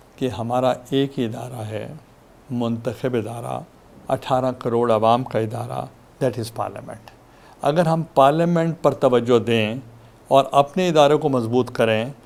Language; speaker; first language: Urdu; non-native, local second language; Saraiki